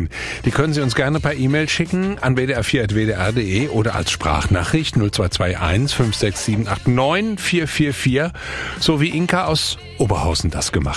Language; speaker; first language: German; native; German